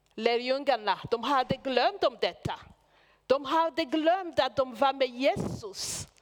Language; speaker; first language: Swedish; non-native, fluent; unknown